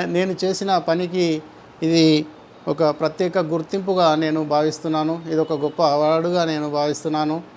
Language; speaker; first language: Telugu; non-native, local second language; Gondi